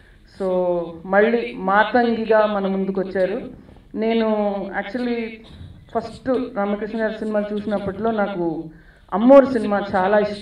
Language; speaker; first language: Telugu; native; Telugu